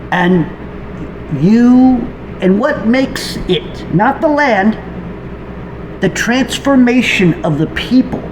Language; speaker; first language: English; native; English